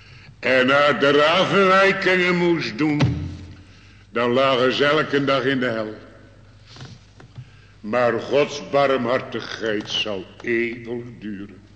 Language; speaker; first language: Dutch; native; Dutch